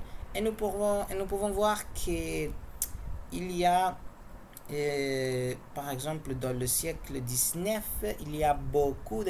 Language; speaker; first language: French; non-native, learner; Spanish